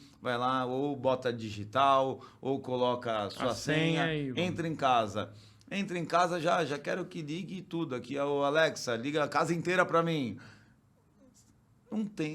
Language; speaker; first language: Portuguese; native; Portuguese